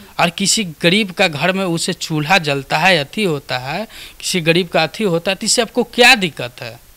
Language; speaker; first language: Hindi; native; Hindi